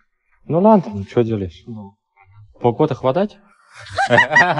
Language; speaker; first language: Russian; non-native, learner; Chinese